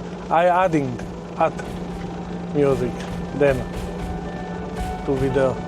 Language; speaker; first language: English; non-native, learner; Slovak